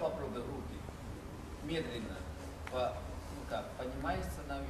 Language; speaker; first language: Russian; non-native, learner; Chinese